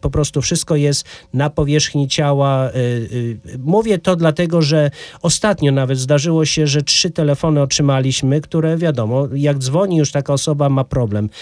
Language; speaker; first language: Polish; native; Polish